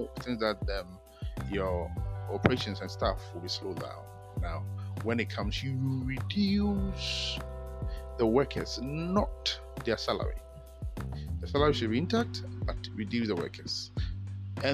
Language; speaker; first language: English; non-native, local second language; Akan